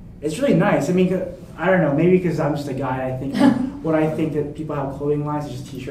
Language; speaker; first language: English; native; English